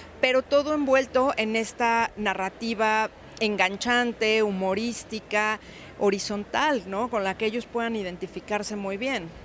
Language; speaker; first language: Spanish; native; Spanish